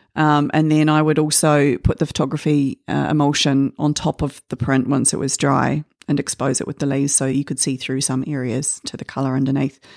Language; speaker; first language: English; native; English